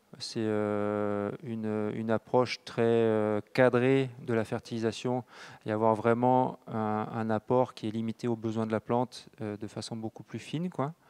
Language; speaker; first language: French; native; French